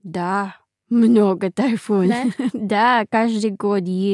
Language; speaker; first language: Russian; non-native, learner; Filipino